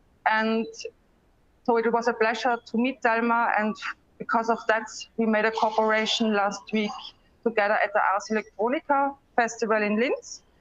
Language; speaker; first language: English; non-native, fluent; German